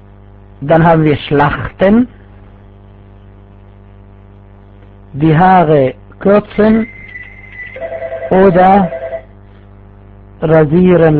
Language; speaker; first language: German; non-native, fluent; Arabic